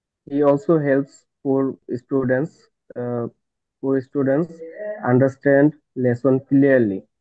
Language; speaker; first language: English; non-native, learner; Bangla